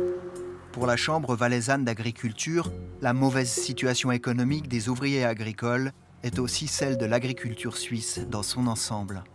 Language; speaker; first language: French; native; French